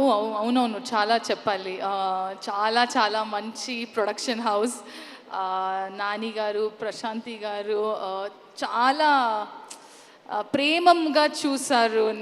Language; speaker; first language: Telugu; non-native, learner; Kannada